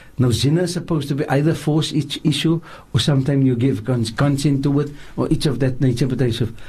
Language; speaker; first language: English; non-native, local second language; Afrikaans